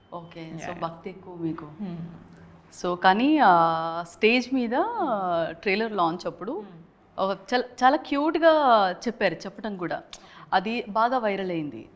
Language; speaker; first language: Telugu; native; Telugu